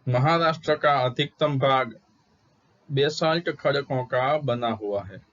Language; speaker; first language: Hindi; non-native, local second language; Gujarati